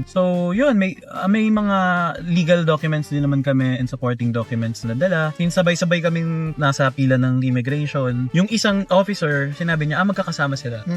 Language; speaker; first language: Filipino; early bilingual, other home language; Persian